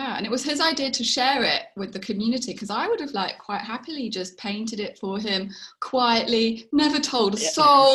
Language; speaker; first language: English; native; English